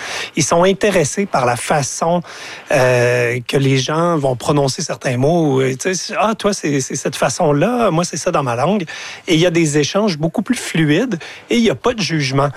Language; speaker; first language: French; native; French